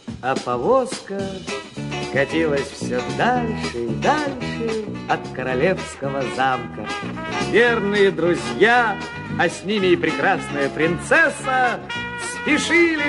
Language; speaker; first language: Russian; native; Russian